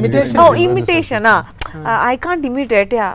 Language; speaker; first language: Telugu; non-native, learner; Bangla